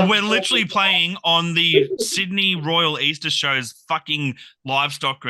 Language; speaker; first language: English; native; English